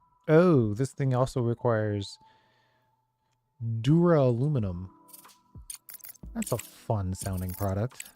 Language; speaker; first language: English; native; English